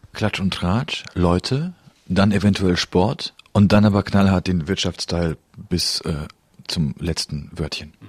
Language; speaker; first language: German; early bilingual, other home language; Polish